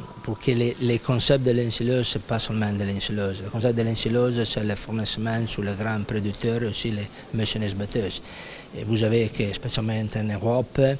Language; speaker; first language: French; non-native, fluent; Italian